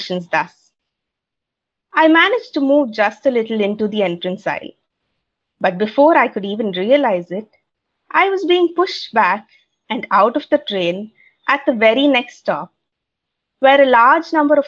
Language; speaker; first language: English; non-native, local second language; Tamil